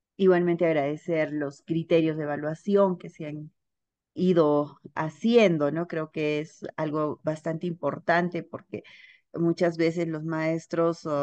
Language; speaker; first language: Spanish; native; Spanish